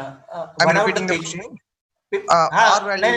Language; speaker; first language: English; non-native, local second language; Tamil